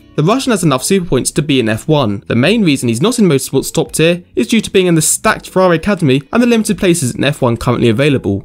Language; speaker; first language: English; native; English